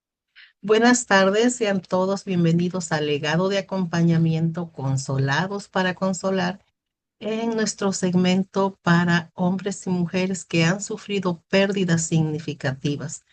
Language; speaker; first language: Spanish; native; Spanish